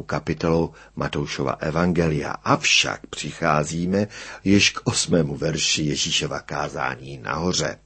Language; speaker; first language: Czech; native; Czech